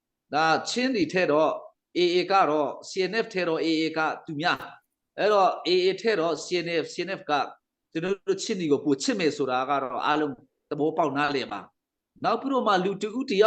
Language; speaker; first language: Burmese; non-native, local second language; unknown